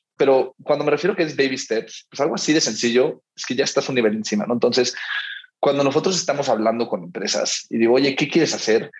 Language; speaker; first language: Spanish; early bilingual, heritage; Spanish